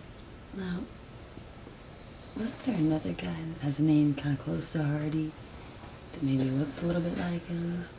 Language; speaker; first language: English; native; English